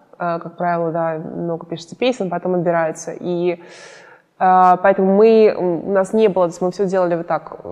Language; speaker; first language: Russian; native; Russian